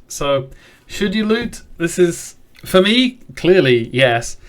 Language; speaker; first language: English; native; English